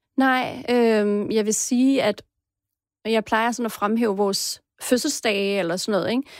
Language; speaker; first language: Danish; native; Danish